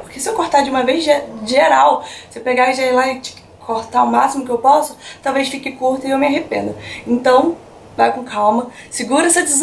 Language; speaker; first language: Portuguese; native; Portuguese